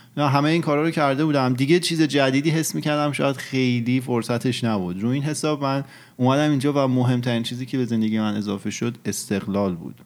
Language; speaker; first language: Persian; native; Persian